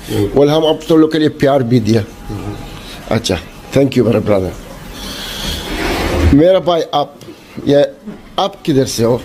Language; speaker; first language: Hindi; non-native, learner; Arabic